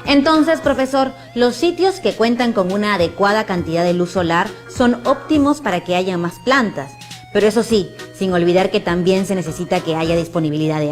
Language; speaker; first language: Spanish; native; Spanish